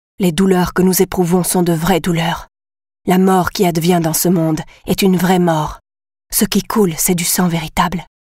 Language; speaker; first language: French; native; French